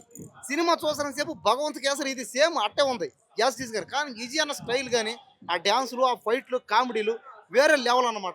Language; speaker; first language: Telugu; native; Telugu